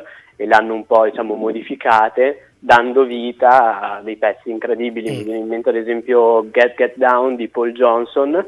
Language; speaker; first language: Italian; native; Italian